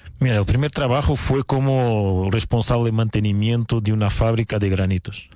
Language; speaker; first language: Spanish; non-native, fluent; Portuguese